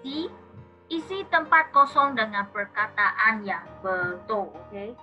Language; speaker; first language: Malay; non-native, local second language; Chinese